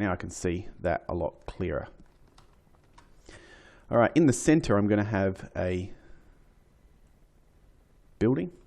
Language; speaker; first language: English; native; English